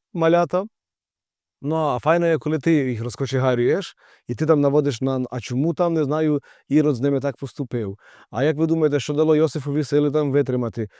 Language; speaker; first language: Ukrainian; native; Ukrainian